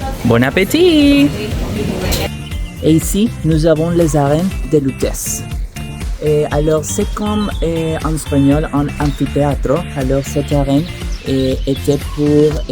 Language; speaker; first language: French; non-native, learner; Spanish